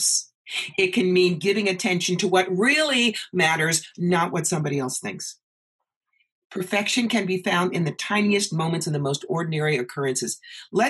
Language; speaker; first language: English; native; English